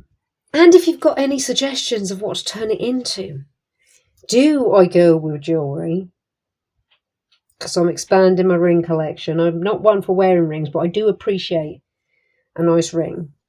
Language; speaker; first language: English; native; English